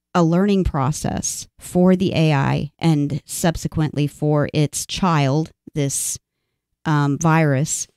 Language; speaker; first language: English; native; English